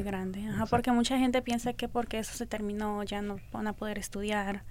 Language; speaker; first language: Spanish; early bilingual, other home language; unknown